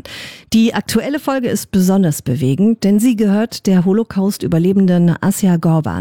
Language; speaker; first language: German; native; German